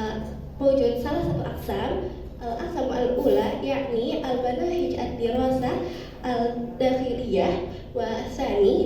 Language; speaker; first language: Arabic; non-native, learner; Indonesian